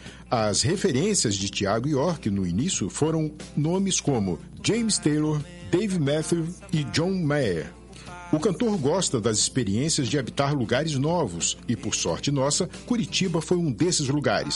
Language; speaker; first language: Portuguese; native; Portuguese